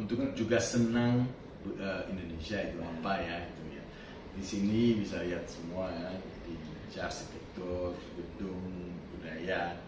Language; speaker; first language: Indonesian; non-native, fluent; French